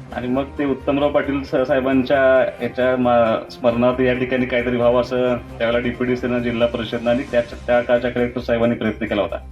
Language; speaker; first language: Marathi; non-native, local second language; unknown